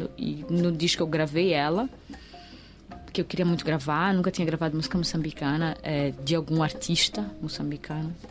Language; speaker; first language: Portuguese; native; Portuguese